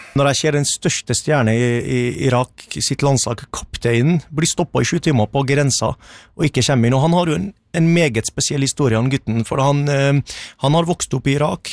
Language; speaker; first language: Norwegian; early bilingual, other home language; Arabic